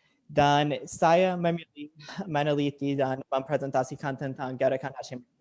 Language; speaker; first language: Indonesian; non-native, learner; English